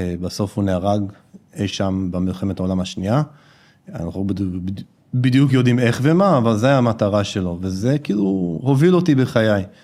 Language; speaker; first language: Hebrew; non-native, fluent; English